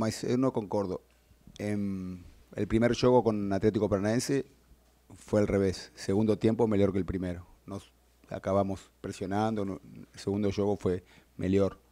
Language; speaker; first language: Portuguese; non-native, learner; Spanish